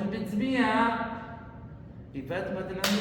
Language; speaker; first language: Russian; early bilingual, heritage; Russian